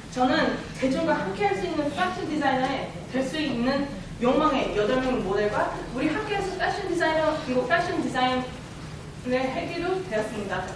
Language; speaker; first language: Korean; early bilingual, heritage; Korean